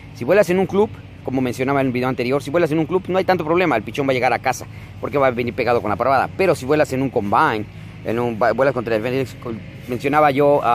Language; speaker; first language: Spanish; native; Spanish